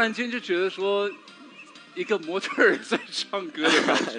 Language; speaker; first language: Chinese; native; Chinese